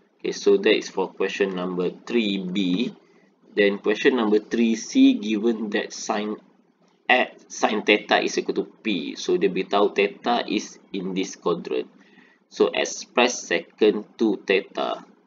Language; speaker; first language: English; non-native, local second language; Malay